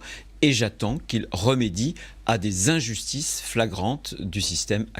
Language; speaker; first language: French; native; French